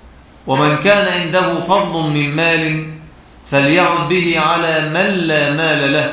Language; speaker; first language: Arabic; native; Arabic